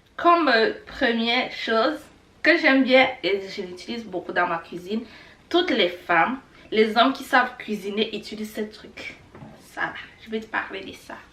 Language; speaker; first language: French; non-native, local second language; Kinyarwanda